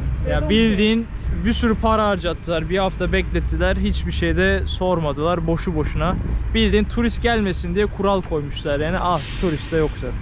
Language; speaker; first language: Turkish; native; Turkish